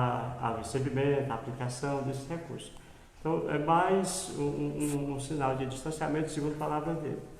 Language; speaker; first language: Portuguese; native; Portuguese